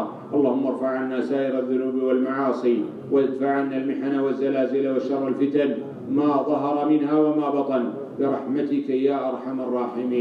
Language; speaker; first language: Arabic; native; Arabic